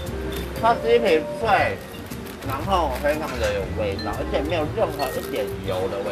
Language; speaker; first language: Chinese; native; Chinese